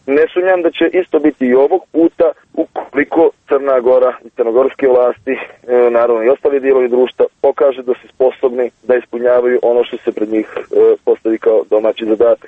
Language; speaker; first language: Serbian; native; Serbian